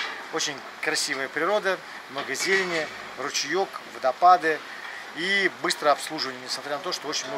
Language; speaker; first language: Russian; native; Russian